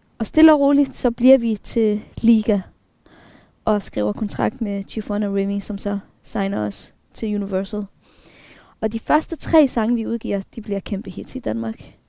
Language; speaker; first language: Danish; early bilingual, other home language; Arabic